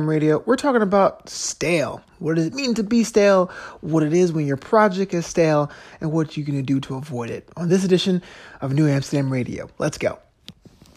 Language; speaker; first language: English; native; English